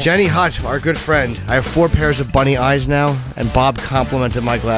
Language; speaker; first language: English; native; English